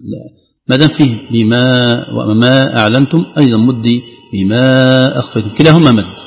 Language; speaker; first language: Arabic; native; Arabic